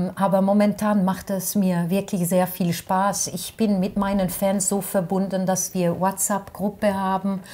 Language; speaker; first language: German; non-native, fluent; French